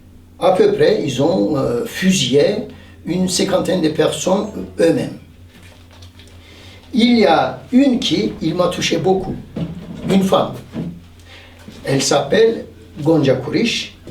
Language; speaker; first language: French; non-native, fluent; Turkish